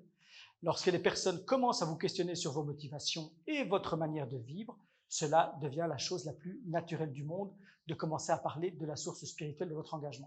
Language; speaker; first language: French; native; French